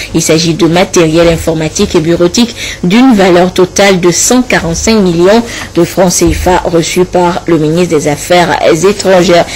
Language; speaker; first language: French; native; French